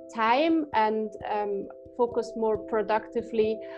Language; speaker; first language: English; non-native, fluent; German